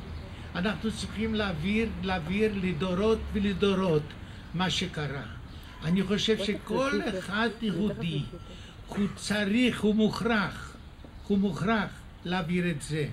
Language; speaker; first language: Hebrew; non-native, fluent; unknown